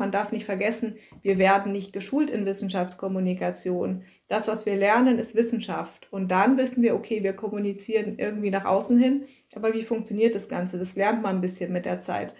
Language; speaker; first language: German; native; German